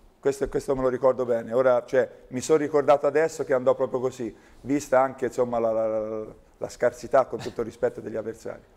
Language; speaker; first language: Italian; native; Italian